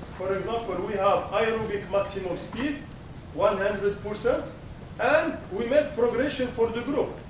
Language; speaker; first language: English; non-native, learner; Arabic